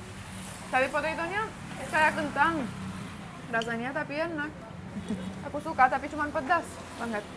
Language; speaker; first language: Indonesian; non-native, fluent; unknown